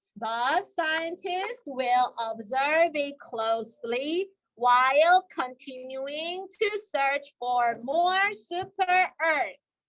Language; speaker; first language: English; non-native, fluent; Korean